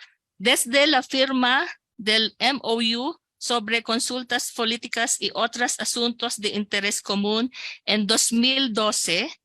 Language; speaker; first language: Spanish; non-native, local second language; Filipino